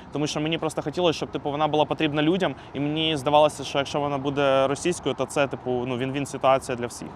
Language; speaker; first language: Ukrainian; native; Ukrainian